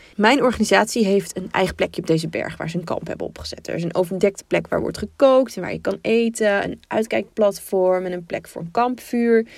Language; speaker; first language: Dutch; native; Dutch